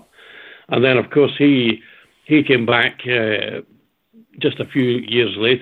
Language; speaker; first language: English; native; English